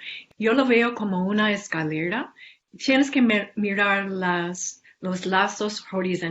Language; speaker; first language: Spanish; non-native, fluent; English